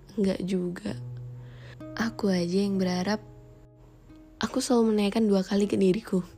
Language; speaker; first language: Indonesian; native; Indonesian